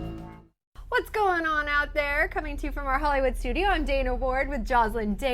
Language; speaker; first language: English; native; English